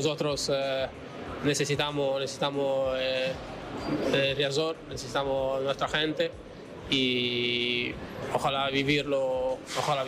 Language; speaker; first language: Spanish; non-native, fluent; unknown